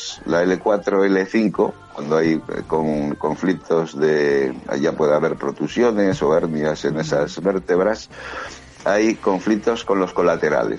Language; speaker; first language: Spanish; native; Spanish